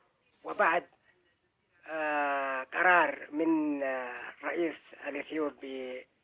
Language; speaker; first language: Arabic; non-native, fluent; Oromo